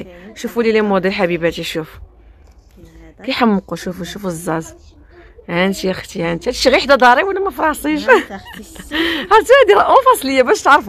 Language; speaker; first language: Arabic; native; Arabic